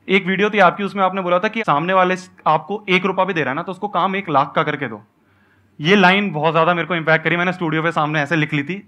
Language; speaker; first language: Hindi; native; Hindi